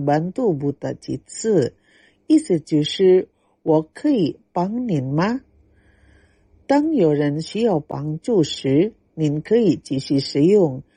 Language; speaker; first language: Chinese; non-native, fluent; Indonesian